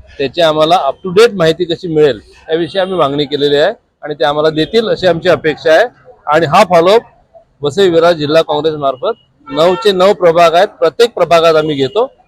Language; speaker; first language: Marathi; native; Marathi